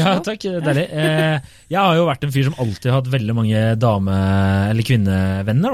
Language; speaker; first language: Norwegian; native; Norwegian